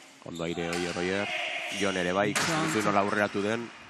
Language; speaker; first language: Basque; native; Basque